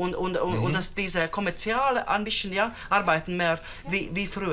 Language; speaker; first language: German; non-native, learner; Latvian